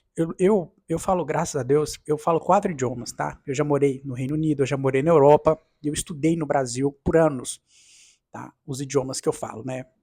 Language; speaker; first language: Portuguese; native; Portuguese